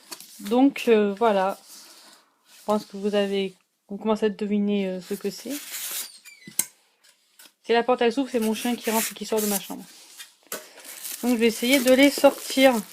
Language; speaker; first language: French; native; French